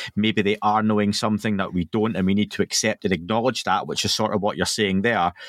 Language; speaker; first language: English; native; English